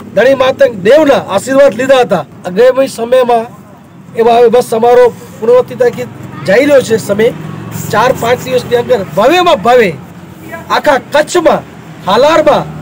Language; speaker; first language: Gujarati; non-native, local second language; Kachhi